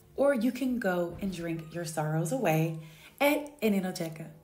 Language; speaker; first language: English; native; English